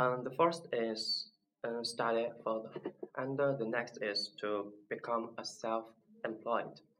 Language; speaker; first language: English; non-native, learner; Chinese